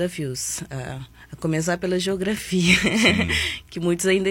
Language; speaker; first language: Portuguese; non-native, local second language; Kabuverdianu